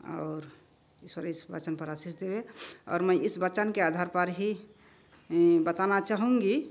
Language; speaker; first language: Hindi; non-native, local second language; Bangla